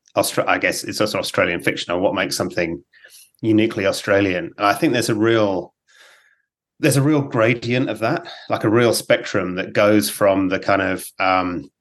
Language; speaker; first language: English; native; English